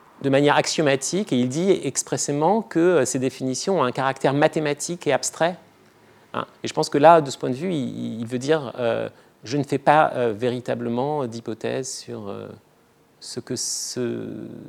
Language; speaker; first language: French; native; French